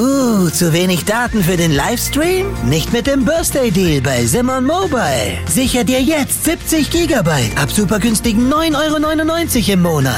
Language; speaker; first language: German; native; German